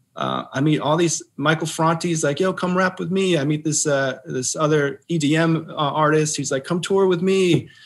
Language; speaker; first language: English; native; English